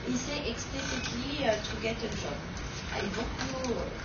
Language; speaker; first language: English; non-native, learner; French